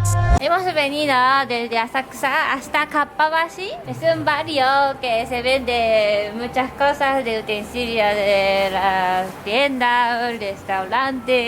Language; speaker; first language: Spanish; non-native, learner; Japanese